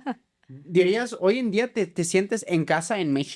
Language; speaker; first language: Spanish; native; Spanish